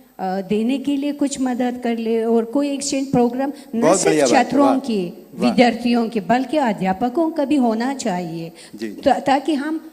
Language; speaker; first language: Hindi; non-native, fluent; Russian